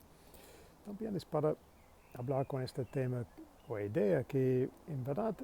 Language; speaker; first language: Spanish; non-native, learner; English